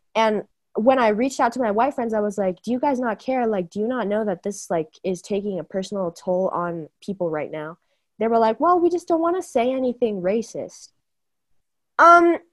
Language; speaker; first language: English; early bilingual, other home language; Chinese